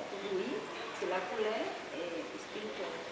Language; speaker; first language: French; non-native, learner; Portuguese